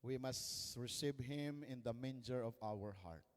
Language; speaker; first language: English; non-native, local second language; Filipino